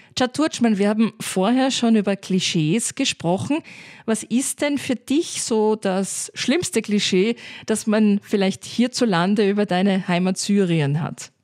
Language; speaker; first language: German; native; German